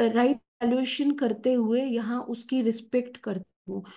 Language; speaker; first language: Hindi; native; Hindi